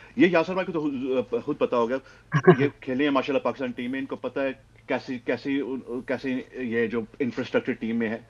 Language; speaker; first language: Urdu; early bilingual, heritage; Urdu